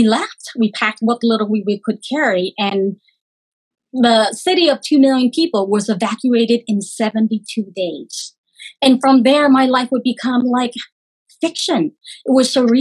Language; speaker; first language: English; early bilingual, other home language; Khmer